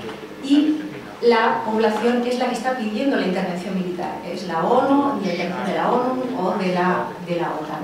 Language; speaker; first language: Spanish; native; Spanish